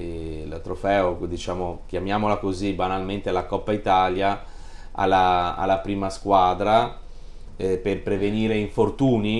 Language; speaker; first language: Italian; native; Italian